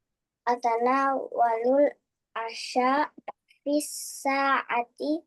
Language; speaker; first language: Arabic; non-native, learner; Indonesian